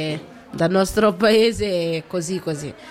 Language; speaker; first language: Italian; non-native, learner; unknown